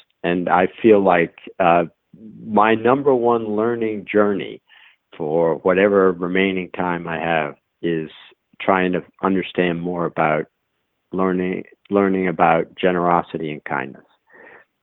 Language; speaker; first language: English; native; English